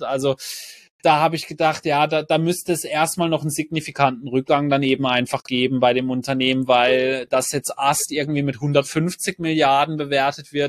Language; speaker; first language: German; native; German